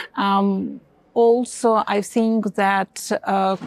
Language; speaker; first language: English; non-native, fluent; Ukrainian